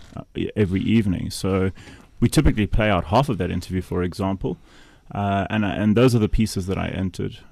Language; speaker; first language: English; native; English